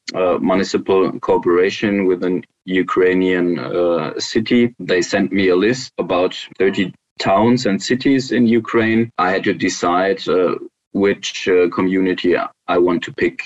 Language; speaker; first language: English; non-native, fluent; German